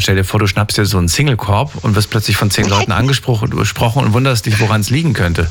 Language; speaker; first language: German; native; German